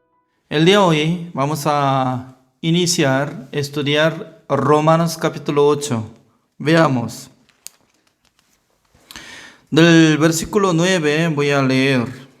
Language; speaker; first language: Spanish; non-native, learner; Korean